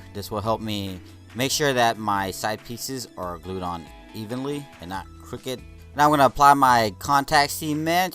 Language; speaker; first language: English; native; English